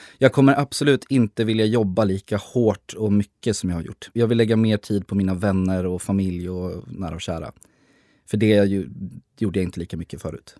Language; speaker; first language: Swedish; native; Swedish